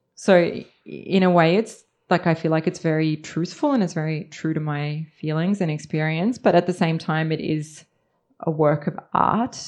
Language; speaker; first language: English; early bilingual, other home language; Serbian